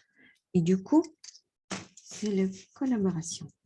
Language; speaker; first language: French; non-native, fluent; Russian